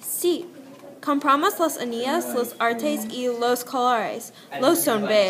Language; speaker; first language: Spanish; non-native, learner; English